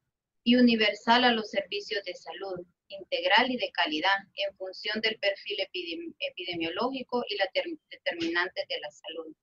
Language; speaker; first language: Spanish; native; Spanish